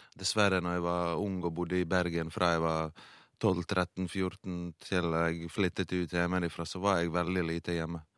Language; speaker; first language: Norwegian; early bilingual, other home language; Bosnian